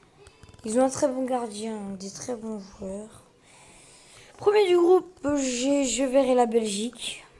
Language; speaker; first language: French; early bilingual, other home language; Portuguese